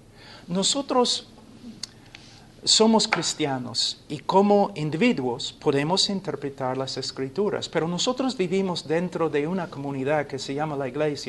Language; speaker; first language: Spanish; non-native, fluent; English